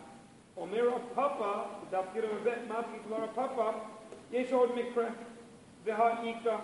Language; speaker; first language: Hebrew; non-native, fluent; English